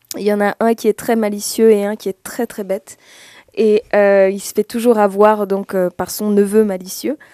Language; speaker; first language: French; native; French